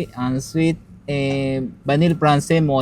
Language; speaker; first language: French; non-native, learner; Filipino